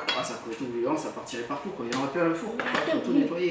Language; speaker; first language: French; native; French